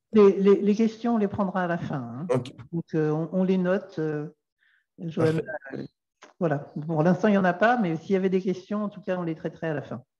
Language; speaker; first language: French; native; French